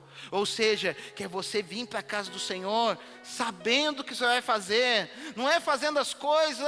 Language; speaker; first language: Portuguese; native; Portuguese